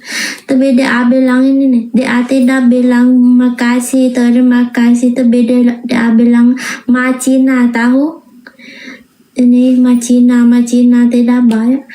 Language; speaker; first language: Indonesian; non-native, learner; Vietnamese